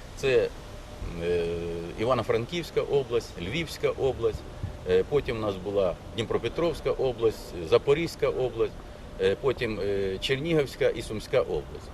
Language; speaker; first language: Ukrainian; non-native, local second language; Russian